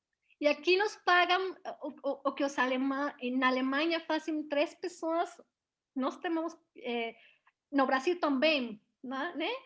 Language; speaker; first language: Portuguese; non-native, learner; Spanish